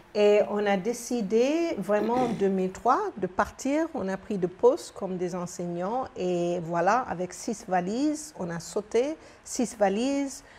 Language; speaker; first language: French; non-native, fluent; English